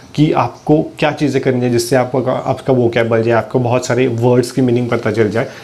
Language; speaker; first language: Hindi; non-native, local second language; Marathi